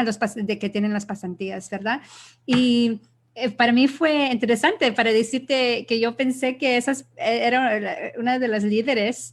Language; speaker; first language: Spanish; early bilingual, other home language; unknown